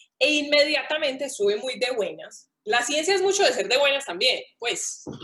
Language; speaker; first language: Spanish; native; Spanish